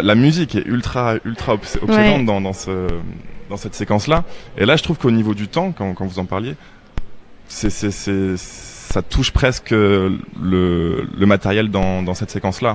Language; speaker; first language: French; native; French